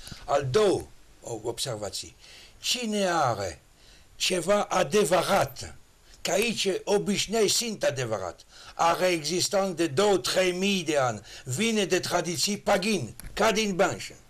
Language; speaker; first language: Romanian; non-native, learner; French